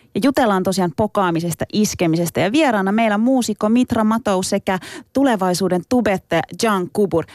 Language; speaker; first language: Finnish; early bilingual, other home language; Turkish